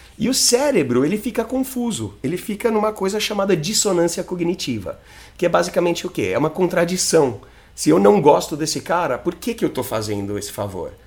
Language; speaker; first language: Portuguese; non-native, fluent; English